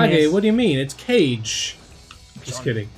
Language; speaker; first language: English; native; English